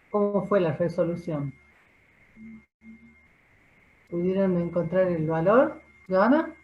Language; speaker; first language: Spanish; native; Spanish